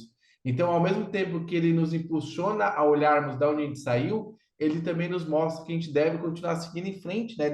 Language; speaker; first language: Portuguese; native; Portuguese